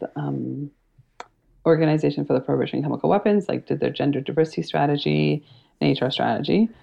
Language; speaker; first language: English; native; English